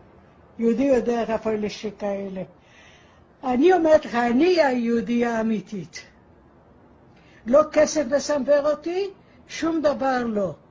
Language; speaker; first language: Hebrew; non-native, fluent; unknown